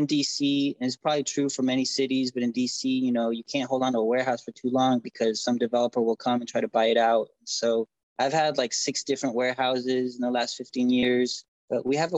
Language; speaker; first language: English; native; English